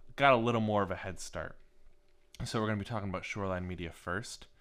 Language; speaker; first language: English; native; English